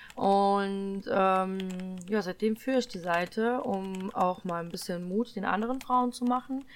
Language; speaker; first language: German; early bilingual, other home language; Polish